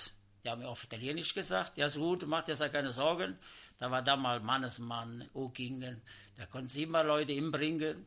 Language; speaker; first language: German; non-native, learner; Italian